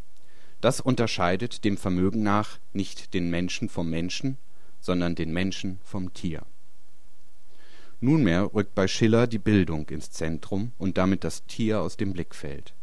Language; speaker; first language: German; native; German